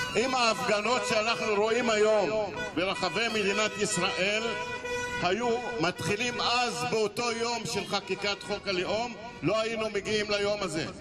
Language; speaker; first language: Hebrew; non-native, local second language; Arabic